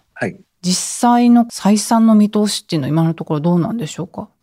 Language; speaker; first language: Japanese; native; Japanese